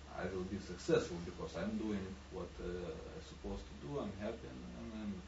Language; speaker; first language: English; non-native, fluent; Lithuanian